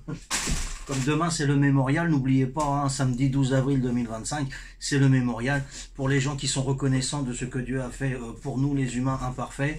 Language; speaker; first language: French; native; French